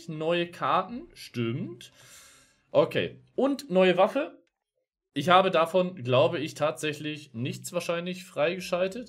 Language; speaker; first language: German; native; German